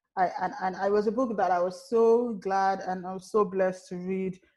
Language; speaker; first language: English; non-native, local second language; Yoruba